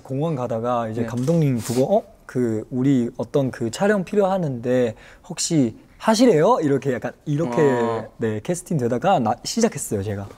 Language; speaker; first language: Korean; non-native, fluent; Chinese